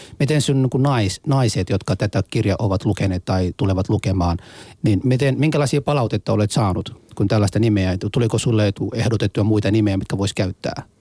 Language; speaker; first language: Finnish; early bilingual, other home language; Somali